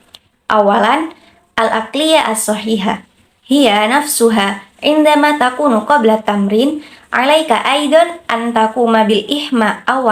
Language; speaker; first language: Arabic; non-native, learner; Indonesian